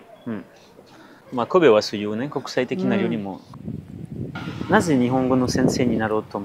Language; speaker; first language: Japanese; non-native, fluent; French